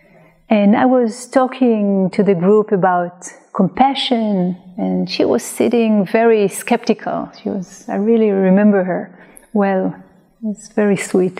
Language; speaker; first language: English; non-native, fluent; Hebrew